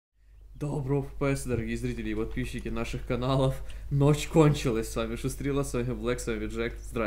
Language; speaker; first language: Russian; native; Russian